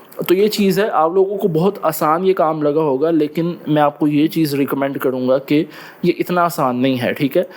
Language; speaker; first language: Urdu; non-native, local second language; Punjabi